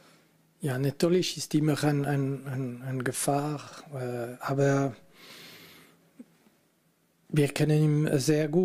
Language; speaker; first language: German; non-native, fluent; French